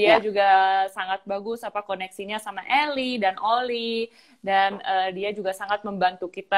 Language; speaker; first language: Indonesian; early bilingual, heritage; Indonesian